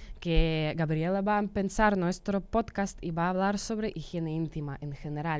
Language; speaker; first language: Spanish; non-native, fluent; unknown